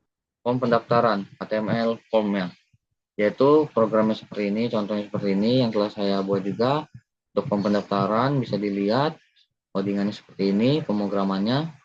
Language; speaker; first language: Indonesian; native; Indonesian